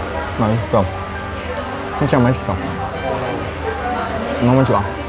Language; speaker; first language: Korean; non-native, learner; Italian